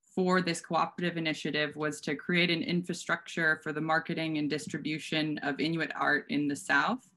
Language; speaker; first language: English; native; English